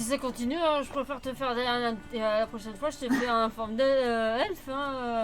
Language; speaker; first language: French; native; French